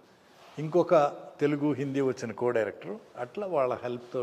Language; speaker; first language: Telugu; native; Telugu